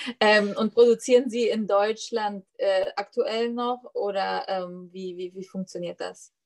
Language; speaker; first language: German; native; German